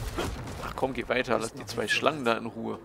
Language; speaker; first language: German; native; German